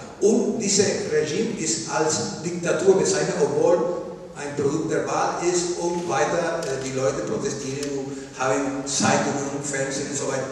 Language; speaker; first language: German; non-native, learner; Spanish